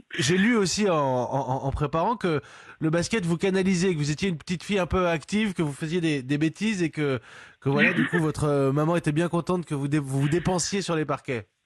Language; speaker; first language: French; native; French